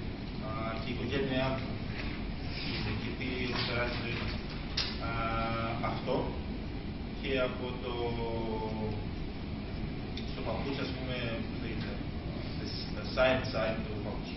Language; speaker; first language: Greek; early bilingual, other home language; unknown